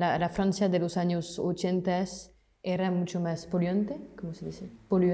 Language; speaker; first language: Spanish; non-native, fluent; French